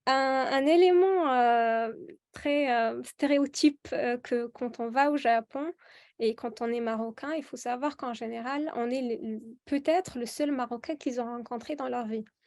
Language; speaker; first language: French; non-native, local second language; Arabic